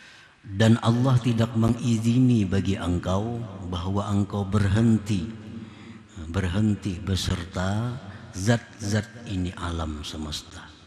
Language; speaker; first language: Indonesian; non-native, local second language; Banjar